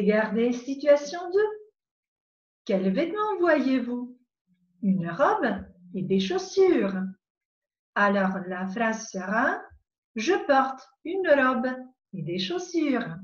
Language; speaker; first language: French; non-native, fluent; Macedonian